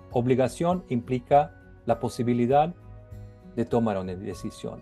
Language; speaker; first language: Spanish; non-native, fluent; Norwegian